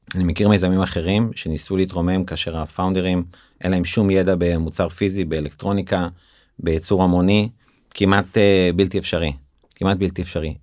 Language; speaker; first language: Hebrew; native; Hebrew